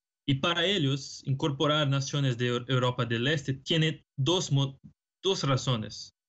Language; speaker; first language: Spanish; non-native, fluent; Portuguese